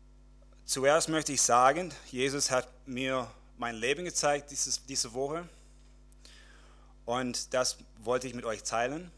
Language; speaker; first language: German; non-native, fluent; English